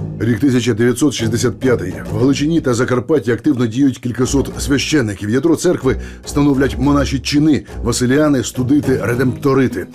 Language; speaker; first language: Ukrainian; native; Ukrainian